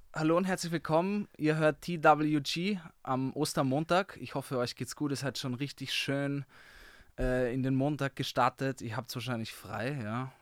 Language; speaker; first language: German; native; German